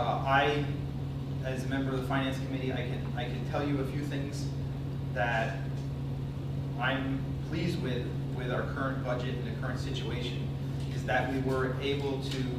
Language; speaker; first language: English; native; English